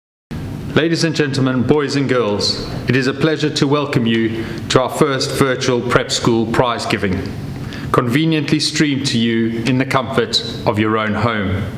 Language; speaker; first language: English; native; English